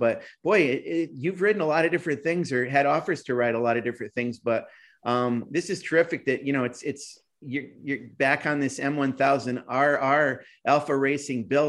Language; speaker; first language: English; native; English